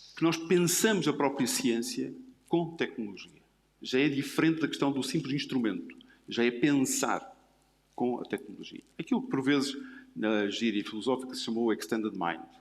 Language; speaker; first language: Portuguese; native; Portuguese